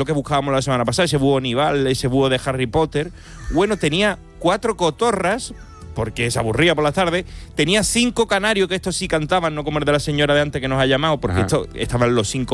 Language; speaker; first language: Spanish; native; Spanish